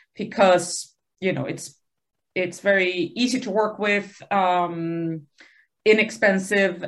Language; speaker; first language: English; early bilingual, other home language; Spanish